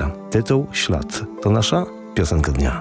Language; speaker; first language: Polish; native; Polish